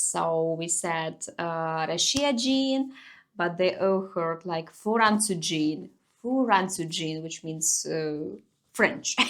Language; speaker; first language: English; non-native, fluent; Russian